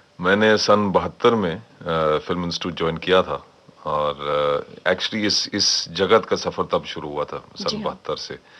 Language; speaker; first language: Hindi; non-native, local second language; English